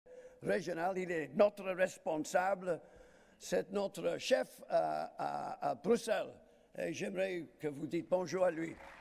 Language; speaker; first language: French; non-native, fluent; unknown